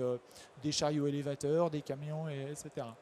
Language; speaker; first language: French; native; French